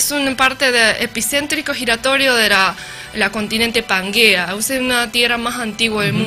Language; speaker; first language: Spanish; non-native, learner; Japanese